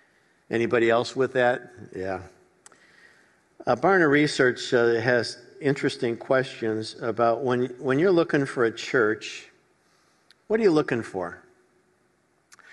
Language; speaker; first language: English; native; English